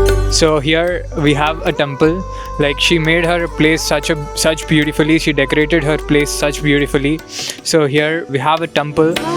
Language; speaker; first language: English; non-native, local second language; Telugu